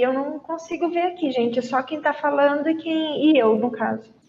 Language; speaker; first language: Portuguese; native; Portuguese